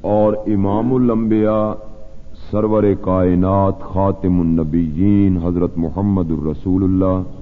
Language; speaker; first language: Urdu; non-native, local second language; Punjabi